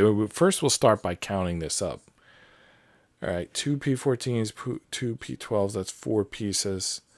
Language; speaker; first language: English; native; English